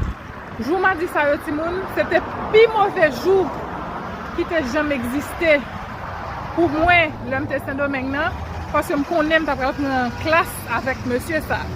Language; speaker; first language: French; non-native, learner; Haitian Creole